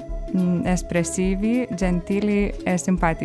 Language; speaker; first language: Italian; non-native, learner; Lithuanian